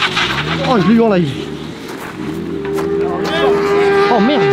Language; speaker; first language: French; native; French